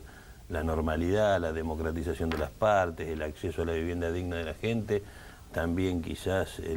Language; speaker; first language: Spanish; native; Spanish